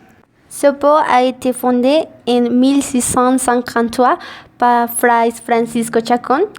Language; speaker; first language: French; non-native, learner; Spanish